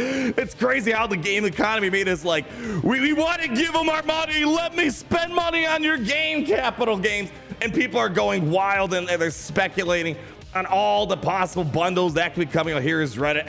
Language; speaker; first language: English; native; English